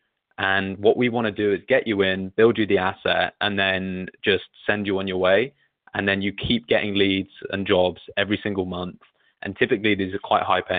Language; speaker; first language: English; native; English